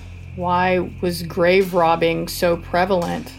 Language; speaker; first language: English; native; English